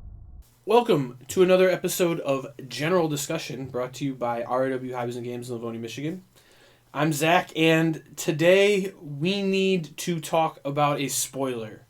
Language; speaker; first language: English; native; English